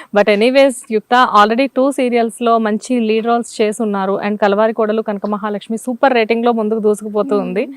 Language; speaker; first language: Telugu; native; Telugu